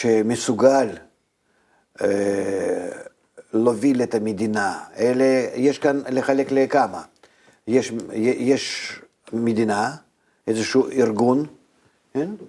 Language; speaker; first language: Hebrew; non-native, fluent; Russian